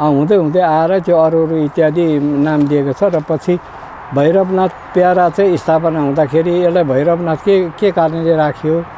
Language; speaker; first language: Nepali; non-native, local second language; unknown